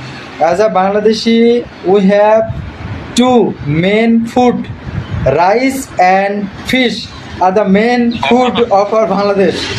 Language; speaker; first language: English; non-native, learner; Bangla